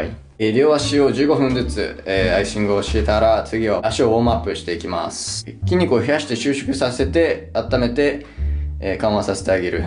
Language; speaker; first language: Japanese; native; Japanese